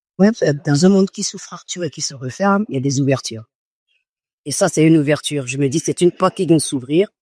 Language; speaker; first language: French; non-native, local second language; Fon